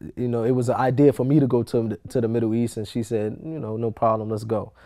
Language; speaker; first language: English; native; English